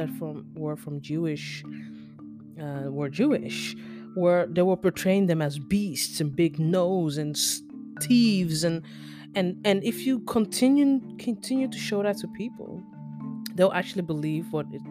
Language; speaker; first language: English; non-native, fluent; Dutch